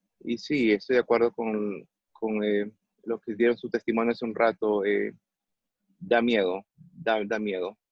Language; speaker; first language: Spanish; native; Spanish